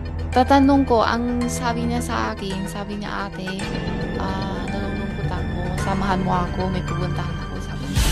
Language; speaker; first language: Filipino; non-native, learner; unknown